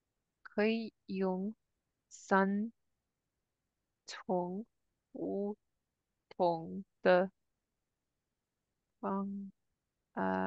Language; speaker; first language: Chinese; non-native, learner; English